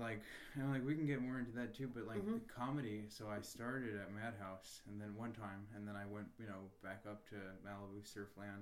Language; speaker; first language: English; native; English